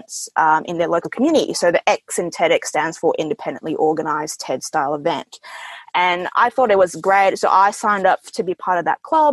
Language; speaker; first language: English; early bilingual, other home language; Indonesian